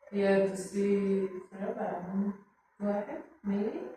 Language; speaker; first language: English; non-native, learner; Spanish